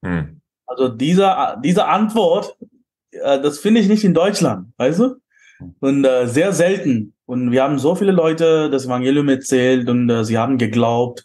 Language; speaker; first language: German; non-native, fluent; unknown